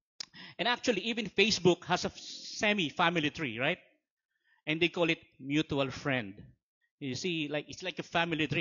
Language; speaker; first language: English; non-native, local second language; Filipino